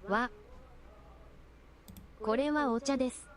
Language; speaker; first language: Japanese; non-native, learner; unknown